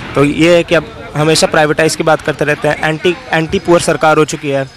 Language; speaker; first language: Hindi; native; Hindi